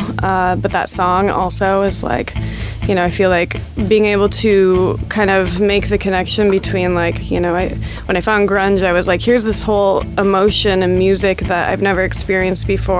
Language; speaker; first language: English; native; English